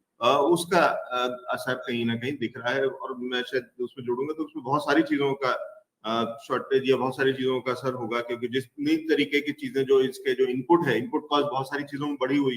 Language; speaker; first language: Hindi; native; Hindi